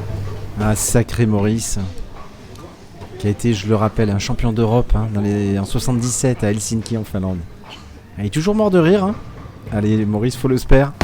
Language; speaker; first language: French; native; French